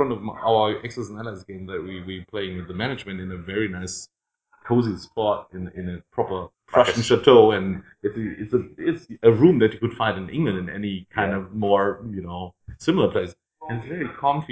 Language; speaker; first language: English; non-native, fluent; German